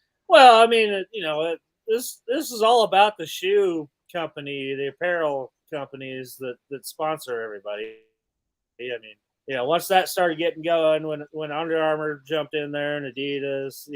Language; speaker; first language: English; native; English